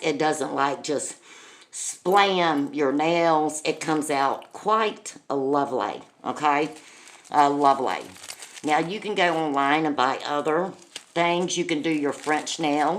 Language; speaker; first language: English; native; English